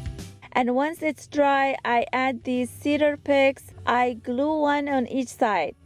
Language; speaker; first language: English; non-native, fluent; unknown